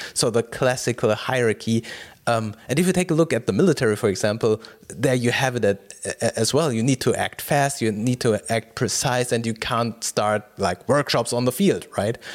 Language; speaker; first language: English; non-native, fluent; German